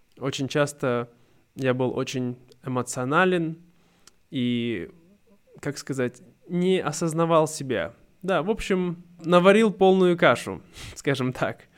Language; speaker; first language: Russian; native; Russian